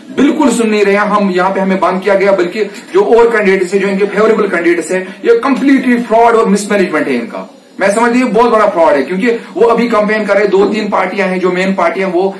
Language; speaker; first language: Hindi; non-native, local second language; Kashmiri